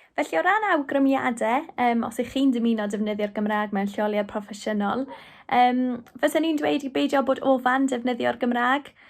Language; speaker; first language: Welsh; non-native, local second language; English